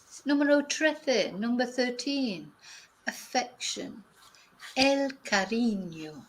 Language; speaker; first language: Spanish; non-native, fluent; English